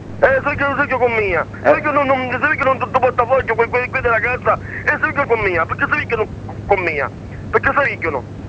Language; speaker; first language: Italian; non-native, learner; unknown